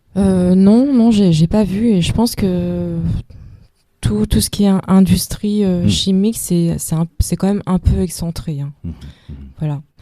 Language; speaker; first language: French; native; French